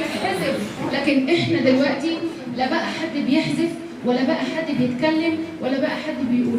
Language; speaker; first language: Arabic; native; Arabic